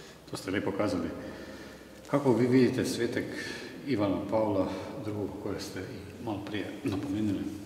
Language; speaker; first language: Serbian; non-native, fluent; Slovenian